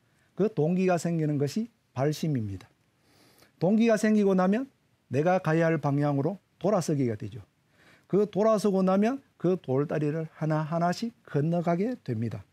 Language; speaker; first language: Korean; native; Korean